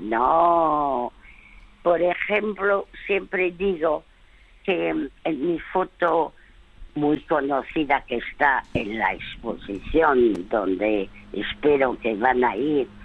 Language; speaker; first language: Spanish; early bilingual, other home language; French